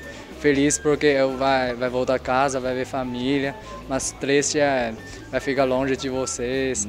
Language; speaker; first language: Portuguese; non-native, learner; Chinese